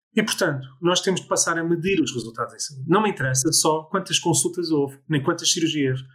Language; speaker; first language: Portuguese; early bilingual, other home language; English